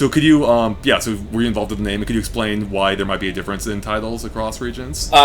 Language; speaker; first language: English; native; English